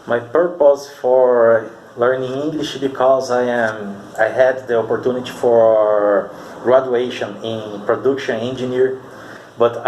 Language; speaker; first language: English; non-native, learner; Portuguese